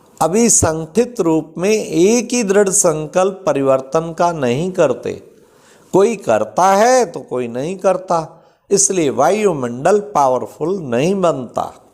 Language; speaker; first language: Hindi; native; Hindi